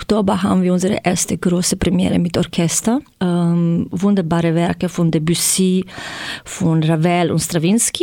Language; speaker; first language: German; non-native, fluent; Croatian